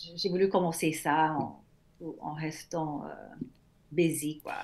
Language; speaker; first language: French; native; French